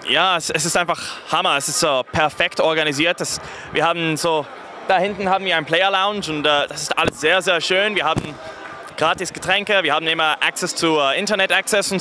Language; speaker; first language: German; non-native, fluent; English